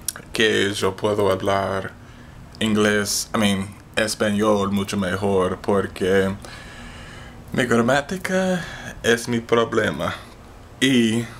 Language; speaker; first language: Spanish; non-native, learner; English